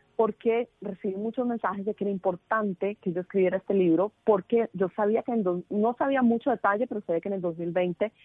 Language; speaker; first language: Spanish; native; Spanish